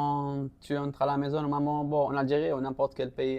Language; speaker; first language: French; non-native, local second language; Arabic